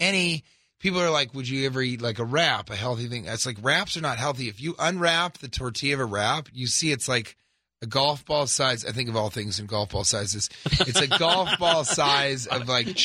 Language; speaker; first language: English; native; English